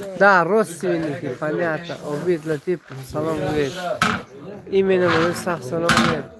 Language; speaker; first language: Russian; non-native, local second language; Tajik